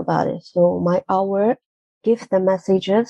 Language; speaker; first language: English; non-native, fluent; Burmese